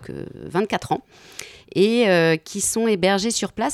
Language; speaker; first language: French; native; French